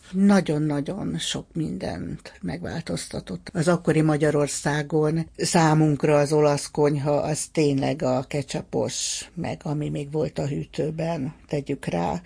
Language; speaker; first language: Hungarian; native; Hungarian